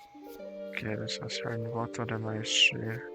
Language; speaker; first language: Spanish; non-native, learner; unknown